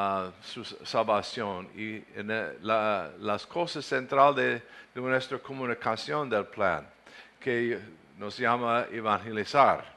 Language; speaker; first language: Spanish; non-native, fluent; English